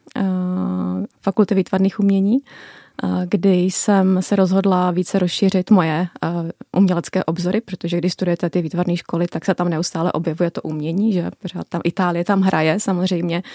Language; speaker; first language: Czech; native; Czech